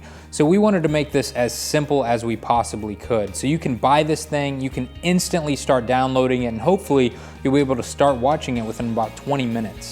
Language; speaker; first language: English; native; English